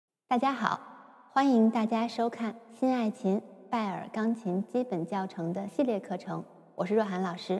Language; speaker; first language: Chinese; native; Chinese